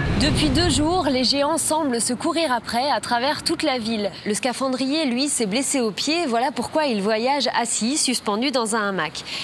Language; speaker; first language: French; native; French